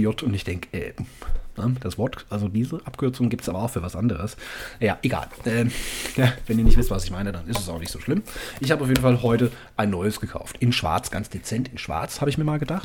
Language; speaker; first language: German; native; German